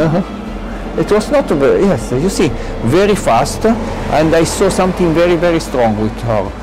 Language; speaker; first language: English; non-native, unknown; Italian